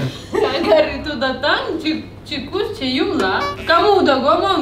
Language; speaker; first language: Indonesian; non-native, learner; Russian